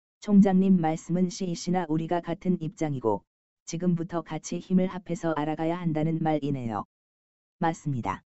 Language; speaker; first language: Korean; native; Korean